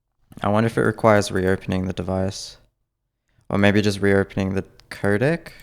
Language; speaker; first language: English; native; English